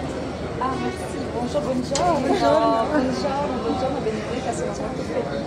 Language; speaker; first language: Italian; non-native, fluent; French